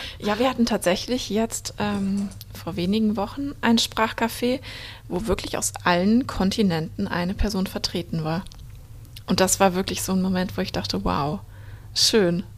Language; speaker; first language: German; native; German